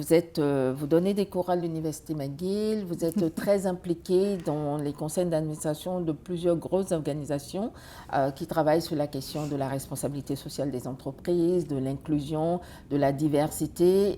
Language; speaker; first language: French; native; French